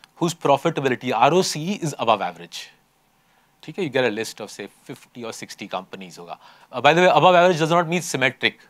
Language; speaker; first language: English; non-native, local second language; Hindi